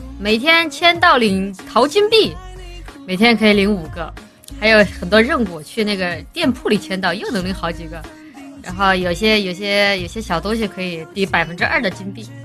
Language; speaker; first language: Chinese; native; Chinese